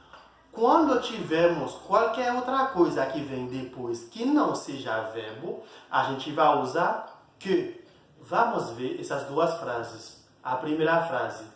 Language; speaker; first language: Portuguese; non-native, fluent; Haitian Creole